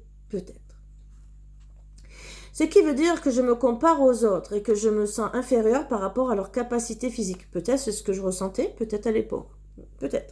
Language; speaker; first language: French; native; French